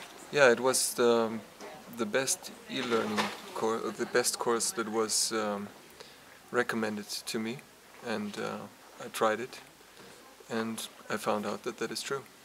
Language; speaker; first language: English; non-native, fluent; German